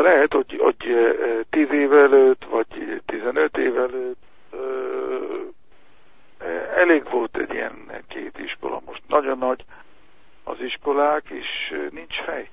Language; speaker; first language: Hungarian; early bilingual, heritage; Hungarian